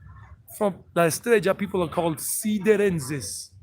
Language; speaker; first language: English; native; English